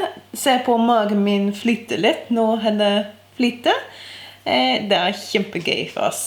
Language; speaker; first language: Norwegian; non-native, fluent; English